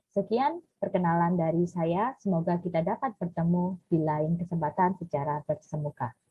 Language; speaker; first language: Indonesian; native; Indonesian